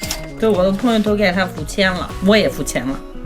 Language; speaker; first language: Chinese; non-native, fluent; English